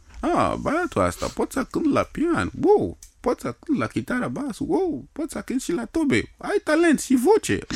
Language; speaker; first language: Romanian; non-native, fluent; Yoruba